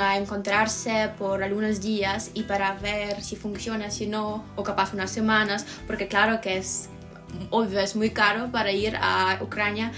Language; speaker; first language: Spanish; non-native, fluent; Ukrainian